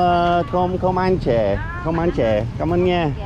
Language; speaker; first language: Vietnamese; non-native, learner; English